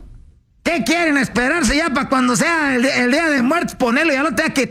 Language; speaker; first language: Spanish; native; Spanish